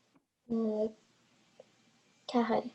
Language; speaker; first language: French; early bilingual, other home language; Chinese